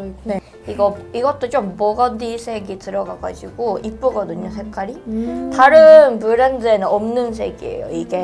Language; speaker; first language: Korean; non-native, fluent; Japanese